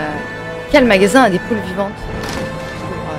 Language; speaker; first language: French; native; French